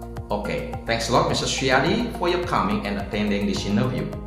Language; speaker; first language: English; non-native, fluent; Indonesian